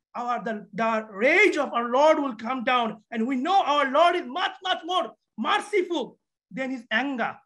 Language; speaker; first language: English; non-native, local second language; Bangla